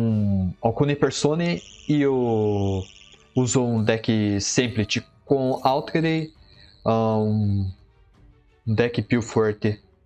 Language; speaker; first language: Italian; non-native, learner; Portuguese